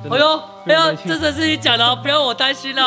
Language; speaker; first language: Chinese; native; Chinese